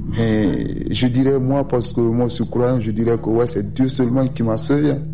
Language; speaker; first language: French; non-native, local second language; Susu